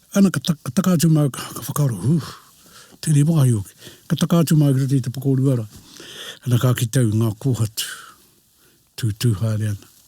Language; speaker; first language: Māori; native; Māori